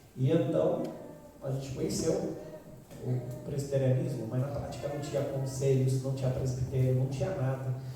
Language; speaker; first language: Portuguese; non-native, fluent; Romanian